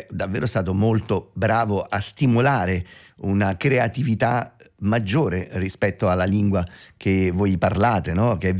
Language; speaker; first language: Italian; native; Italian